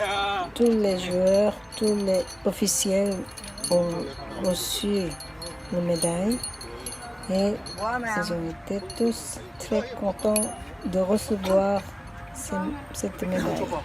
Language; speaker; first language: French; non-native, fluent; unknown